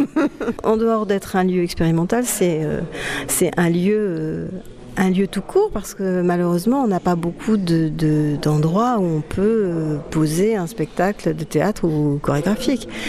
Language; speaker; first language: French; native; French